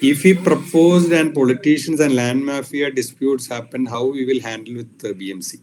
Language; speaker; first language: English; non-native, local second language; Malayalam